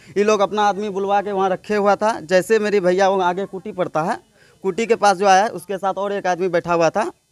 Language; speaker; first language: Hindi; native; Hindi